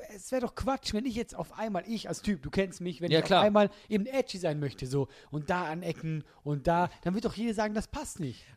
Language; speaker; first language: German; native; German